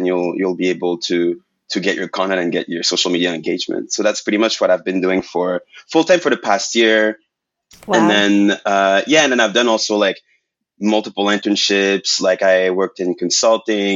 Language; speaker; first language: English; non-native, fluent; French